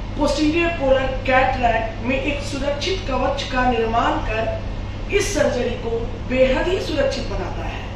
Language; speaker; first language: Hindi; native; Hindi